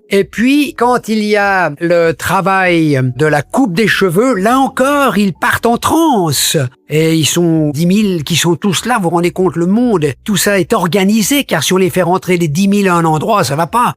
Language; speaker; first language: French; native; French